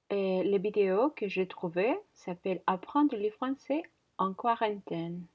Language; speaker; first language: French; non-native, learner; Spanish